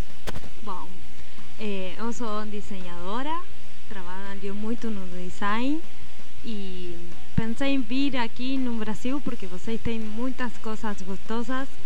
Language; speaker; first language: Portuguese; non-native, learner; Spanish